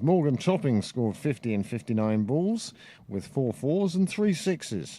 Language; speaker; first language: English; native; English